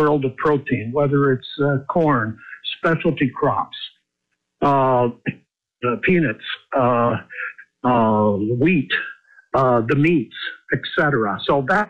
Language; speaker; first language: English; native; English